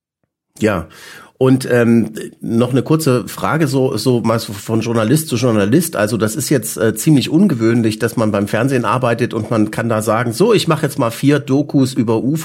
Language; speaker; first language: German; native; German